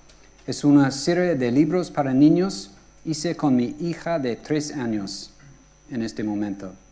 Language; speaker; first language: Spanish; non-native, fluent; English